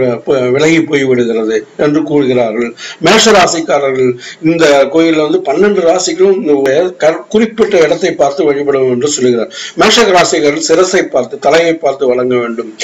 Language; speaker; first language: Tamil; native; Tamil